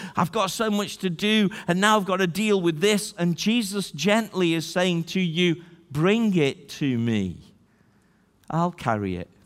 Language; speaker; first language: English; native; English